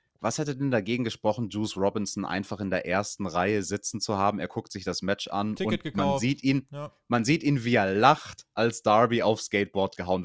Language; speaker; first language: German; native; German